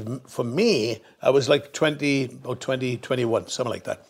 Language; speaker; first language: English; native; English